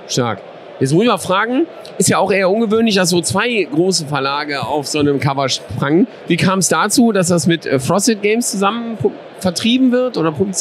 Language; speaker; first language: German; native; German